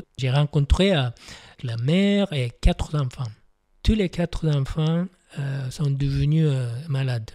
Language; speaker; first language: French; non-native, fluent; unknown